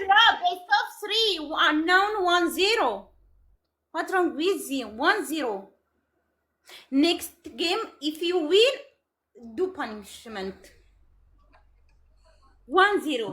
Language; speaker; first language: English; non-native, learner; Amharic